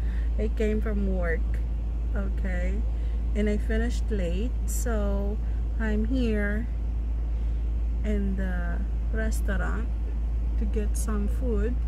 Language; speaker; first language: English; non-native, local second language; Filipino